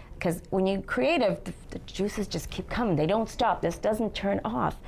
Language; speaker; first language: English; native; English